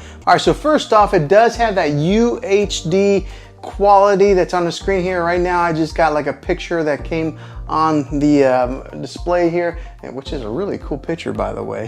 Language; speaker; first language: English; native; English